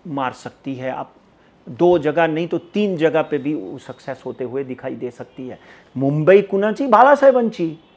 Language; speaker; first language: Hindi; native; Hindi